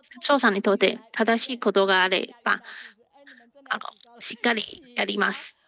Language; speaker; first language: Japanese; non-native, learner; Chinese